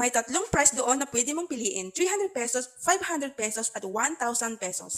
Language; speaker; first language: Filipino; native; Filipino